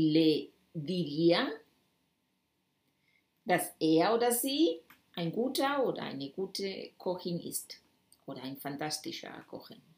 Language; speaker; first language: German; non-native, fluent; Spanish